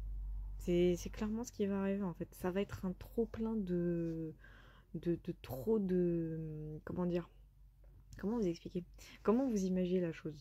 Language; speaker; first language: French; native; French